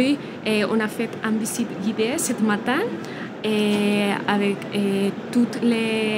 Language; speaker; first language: French; non-native, learner; Spanish